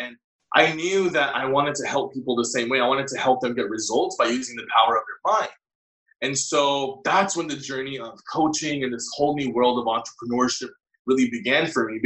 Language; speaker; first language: English; native; English